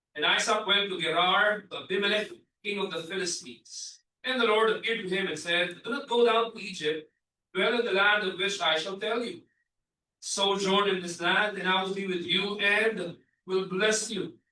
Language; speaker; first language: English; non-native, local second language; Filipino